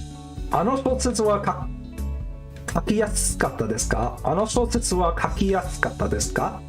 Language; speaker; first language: Japanese; non-native, learner; English